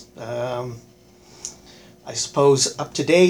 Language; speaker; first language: English; native; English